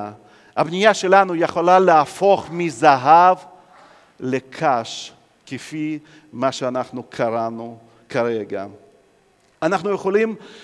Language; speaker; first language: Hebrew; non-native, fluent; Russian